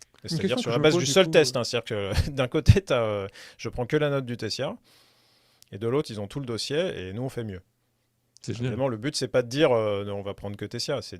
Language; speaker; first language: French; native; French